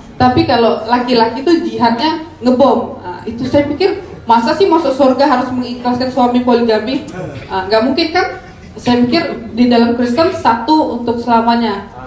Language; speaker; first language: Indonesian; native; Indonesian